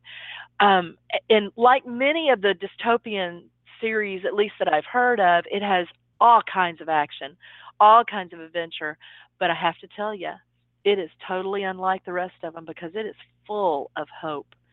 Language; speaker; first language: English; native; English